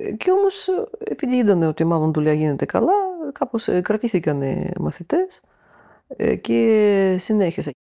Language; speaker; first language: Greek; non-native, fluent; Russian